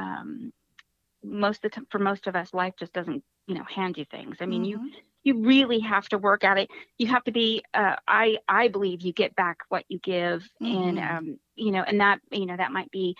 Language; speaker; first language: English; native; English